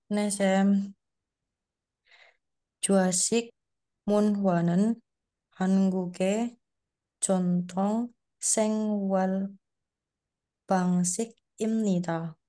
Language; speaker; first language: Korean; non-native, learner; Indonesian